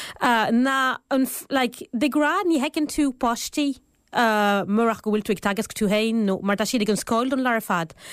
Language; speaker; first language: Irish; non-native, fluent; French